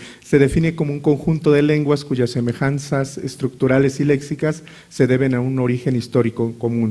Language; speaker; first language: Spanish; native; Spanish